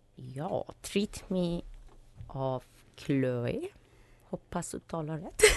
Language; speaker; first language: Swedish; non-native, fluent; Persian